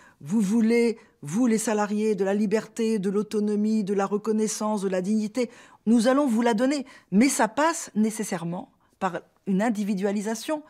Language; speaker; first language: French; native; French